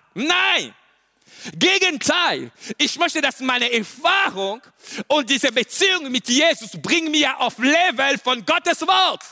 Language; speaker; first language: German; non-native, learner; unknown